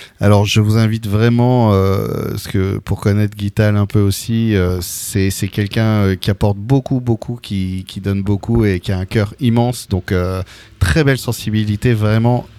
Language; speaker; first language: French; native; French